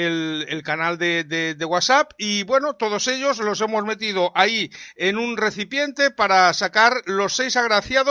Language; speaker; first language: Spanish; native; Spanish